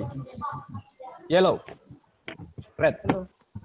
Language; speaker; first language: English; non-native, fluent; Indonesian